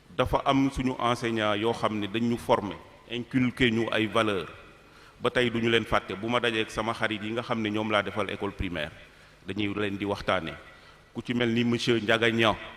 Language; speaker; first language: Wolof; non-native, local second language; Fula